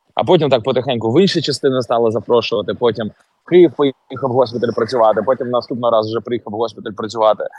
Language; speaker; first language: Ukrainian; native; Ukrainian